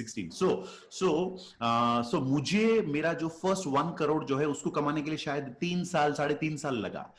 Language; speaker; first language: Hindi; native; Hindi